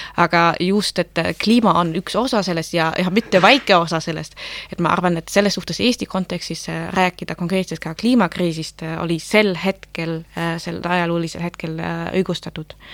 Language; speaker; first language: Estonian; non-native, fluent; German